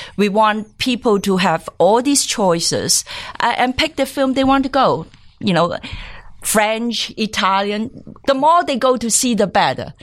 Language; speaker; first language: English; non-native, local second language; Cantonese